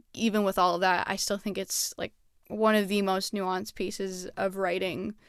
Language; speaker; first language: English; native; English